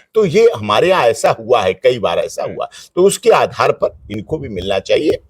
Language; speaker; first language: Hindi; native; Hindi